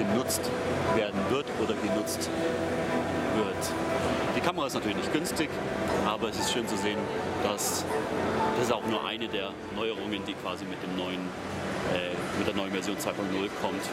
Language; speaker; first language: German; native; German